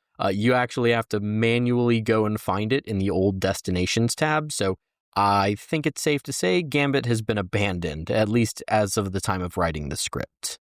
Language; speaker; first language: English; native; English